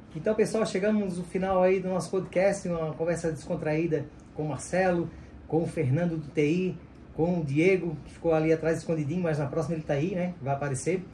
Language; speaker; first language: Portuguese; native; Portuguese